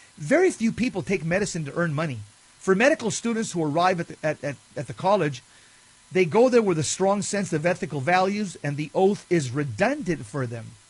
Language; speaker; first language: English; native; English